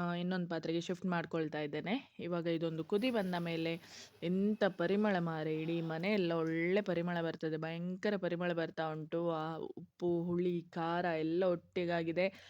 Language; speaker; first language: Kannada; non-native, local second language; Konkani